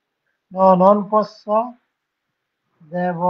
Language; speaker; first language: Italian; non-native, learner; Bangla